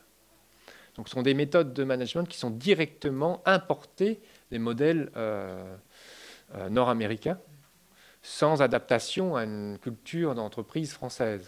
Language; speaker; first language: French; native; French